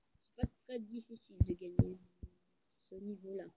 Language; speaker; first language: French; native; French